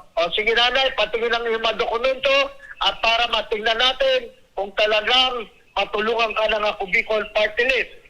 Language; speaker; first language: Filipino; native; Filipino